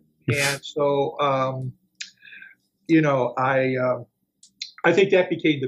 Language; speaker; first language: English; native; English